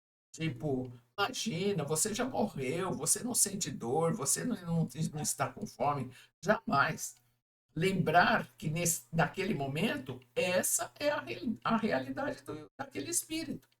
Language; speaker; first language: Portuguese; native; Portuguese